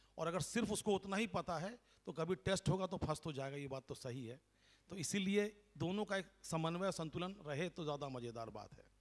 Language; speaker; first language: Hindi; non-native, local second language; Bangla